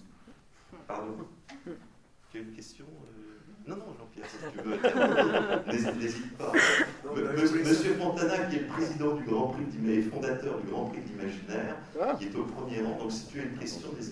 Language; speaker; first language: French; native; French